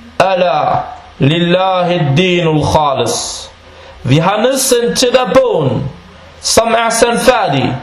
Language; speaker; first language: Danish; non-native, fluent; Arabic